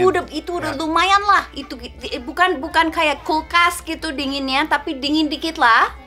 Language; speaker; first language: Indonesian; non-native, fluent; English